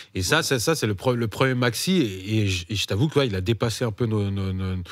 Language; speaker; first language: French; native; French